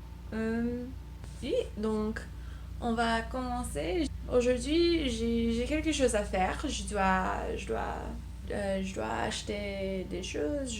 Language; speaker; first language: French; non-native, learner; English